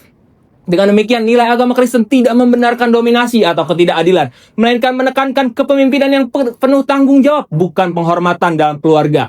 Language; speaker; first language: Indonesian; native; Indonesian